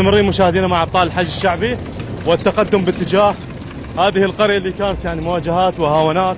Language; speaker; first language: Arabic; native; Arabic